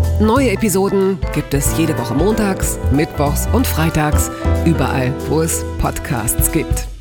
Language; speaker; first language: German; native; German